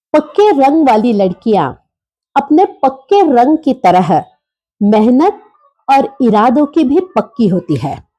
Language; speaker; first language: Hindi; non-native, local second language; Marathi